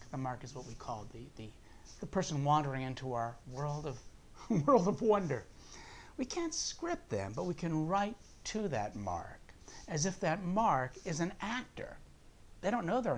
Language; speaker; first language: English; native; English